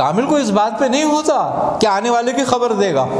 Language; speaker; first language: Urdu; native; Urdu